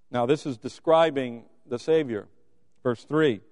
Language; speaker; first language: English; native; English